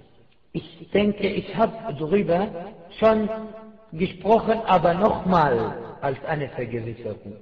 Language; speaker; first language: German; non-native, fluent; Arabic